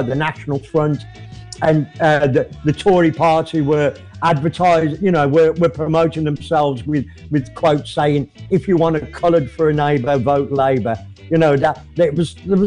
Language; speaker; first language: English; native; English